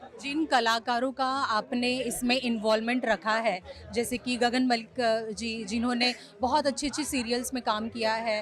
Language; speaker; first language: Hindi; native; Hindi